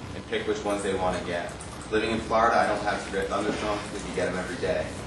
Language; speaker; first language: English; native; English